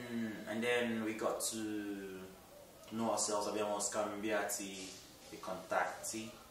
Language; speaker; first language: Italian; non-native, learner; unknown